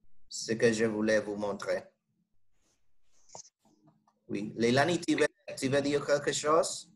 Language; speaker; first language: French; non-native, fluent; Spanish